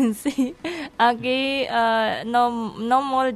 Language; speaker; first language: Catalan; non-native, learner; Indonesian